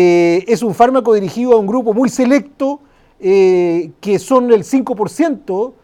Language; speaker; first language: Spanish; native; Spanish